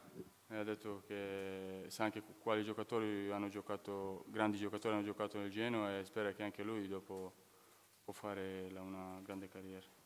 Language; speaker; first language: Italian; non-native, fluent; Serbian